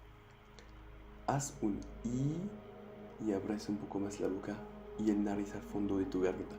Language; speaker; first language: Spanish; non-native, fluent; French